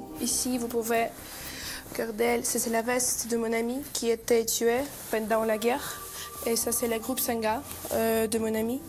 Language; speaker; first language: French; non-native, learner; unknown